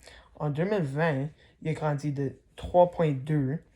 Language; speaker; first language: French; non-native, learner; English